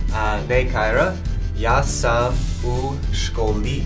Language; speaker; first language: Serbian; non-native, learner; English